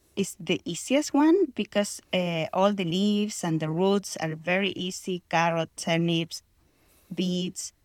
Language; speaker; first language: English; non-native, fluent; Spanish